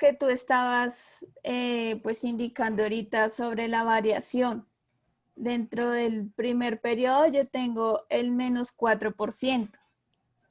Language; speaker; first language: Spanish; native; Spanish